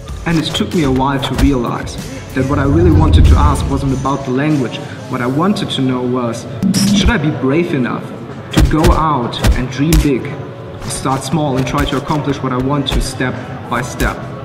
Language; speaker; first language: English; non-native, fluent; German